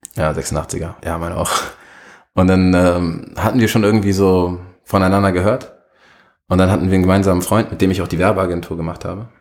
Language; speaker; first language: German; early bilingual, other home language; Arabic